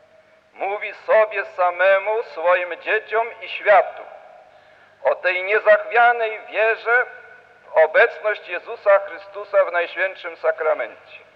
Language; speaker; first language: Polish; native; Polish